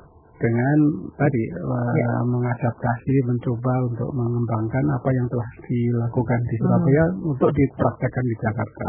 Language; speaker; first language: Indonesian; native; Indonesian